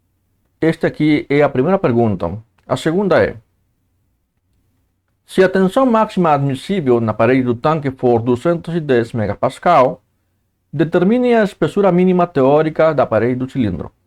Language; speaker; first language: Portuguese; native; Portuguese